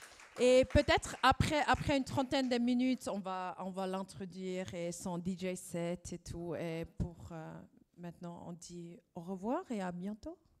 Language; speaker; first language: French; non-native, fluent; German